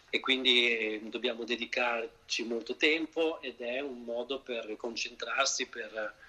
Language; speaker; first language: Italian; native; Italian